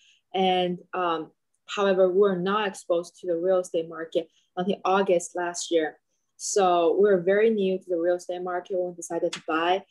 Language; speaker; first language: English; non-native, fluent; Chinese